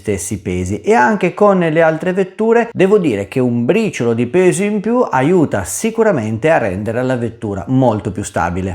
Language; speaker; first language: Italian; native; Italian